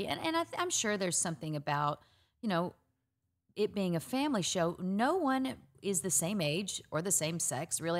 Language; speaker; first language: English; native; English